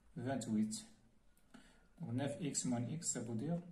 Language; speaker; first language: French; non-native, local second language; Arabic